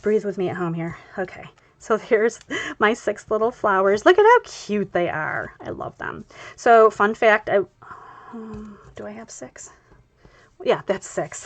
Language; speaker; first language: English; native; English